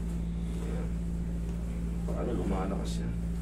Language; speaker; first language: Filipino; native; Filipino